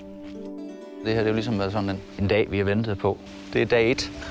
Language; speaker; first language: Danish; native; Danish